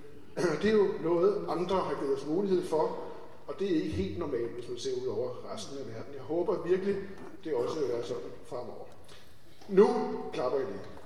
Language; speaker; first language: Danish; native; Danish